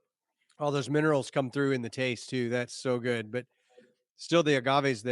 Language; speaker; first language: English; native; English